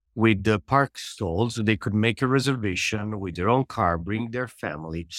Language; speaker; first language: English; non-native, fluent; Italian